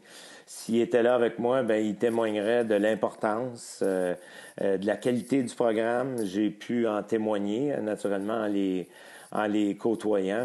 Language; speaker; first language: French; native; French